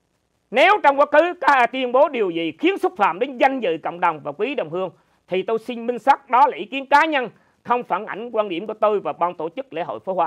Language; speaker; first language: Vietnamese; native; Vietnamese